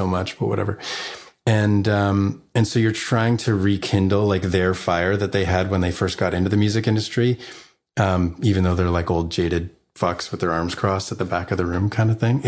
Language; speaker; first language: English; native; English